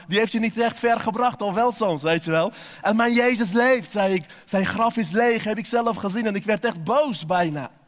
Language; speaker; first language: Dutch; non-native, fluent; Armenian